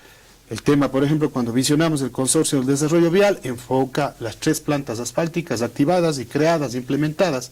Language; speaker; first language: Spanish; native; Spanish